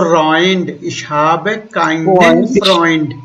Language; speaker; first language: German; non-native, fluent; Hindi